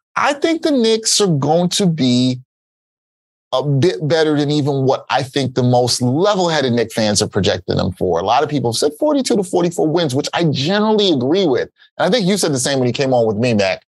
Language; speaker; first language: English; native; English